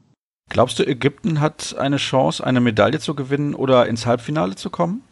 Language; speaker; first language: German; native; German